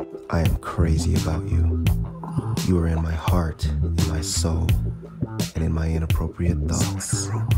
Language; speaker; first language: English; native; English